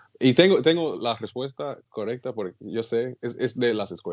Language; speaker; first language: Spanish; non-native, learner; English